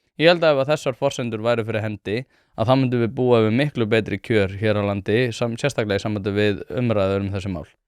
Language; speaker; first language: Icelandic; native; Icelandic